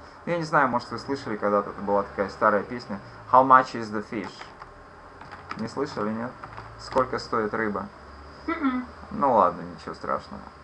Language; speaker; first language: Russian; native; Russian